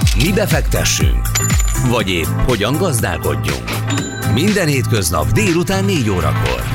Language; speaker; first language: Hungarian; native; Hungarian